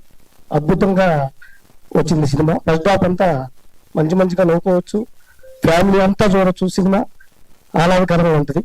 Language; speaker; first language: Telugu; native; Telugu